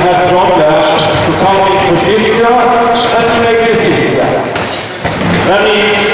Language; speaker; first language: English; non-native, learner; Swedish